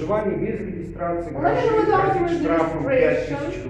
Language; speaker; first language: Russian; native; Russian